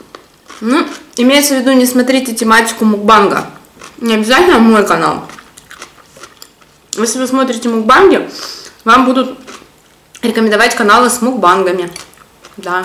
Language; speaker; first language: Russian; native; Russian